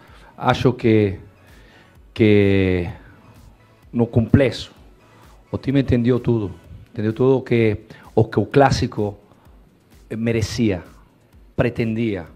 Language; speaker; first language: Portuguese; non-native, fluent; Spanish